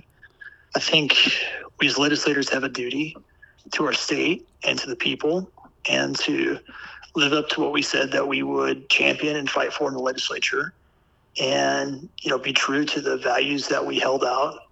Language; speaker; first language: English; native; English